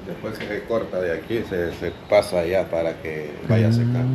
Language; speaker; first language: Spanish; native; Spanish